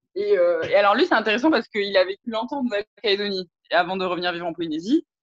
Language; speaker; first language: French; native; French